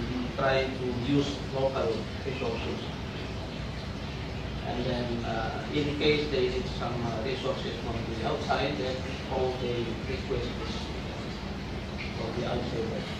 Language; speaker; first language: English; non-native, fluent; Indonesian